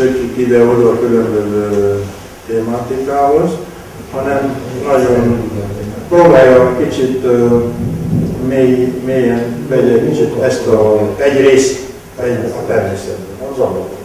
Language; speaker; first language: Hungarian; non-native, local second language; Romanian